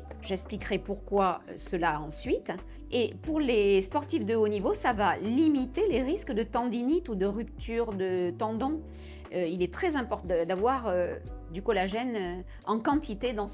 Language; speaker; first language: French; native; French